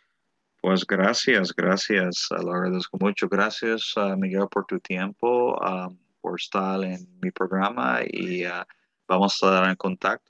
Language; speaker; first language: Spanish; early bilingual, heritage; Spanish